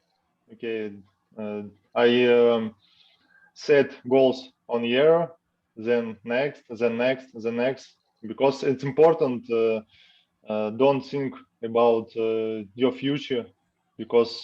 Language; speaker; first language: English; non-native, learner; Russian